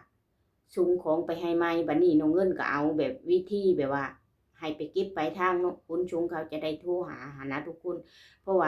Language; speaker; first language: Thai; non-native, local second language; Lao